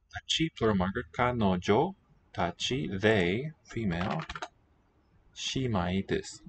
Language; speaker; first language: Japanese; non-native, learner; English